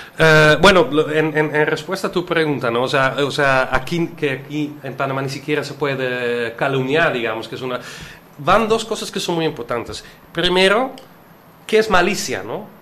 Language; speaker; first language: Spanish; non-native, fluent; Dutch